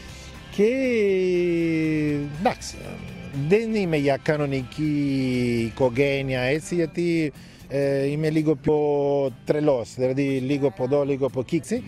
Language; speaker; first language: Greek; non-native, fluent; Italian